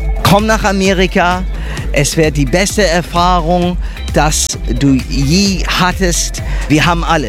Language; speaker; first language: German; early bilingual, heritage; English